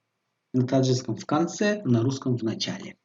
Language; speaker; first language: Russian; non-native, local second language; Tajik